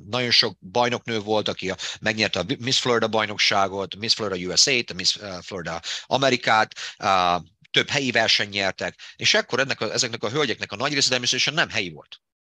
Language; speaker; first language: Hungarian; native; Hungarian